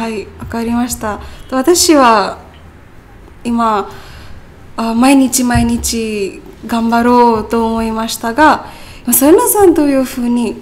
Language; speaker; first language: Japanese; non-native, learner; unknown